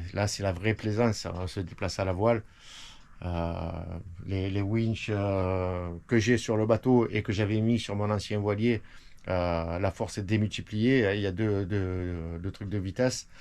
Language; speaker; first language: French; native; French